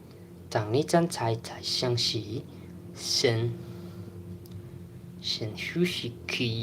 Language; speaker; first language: Chinese; non-native, learner; Indonesian